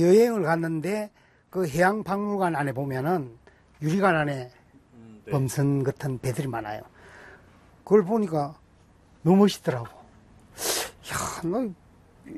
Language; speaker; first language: Korean; native; Korean